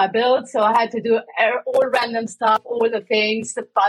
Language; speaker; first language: English; non-native, fluent; German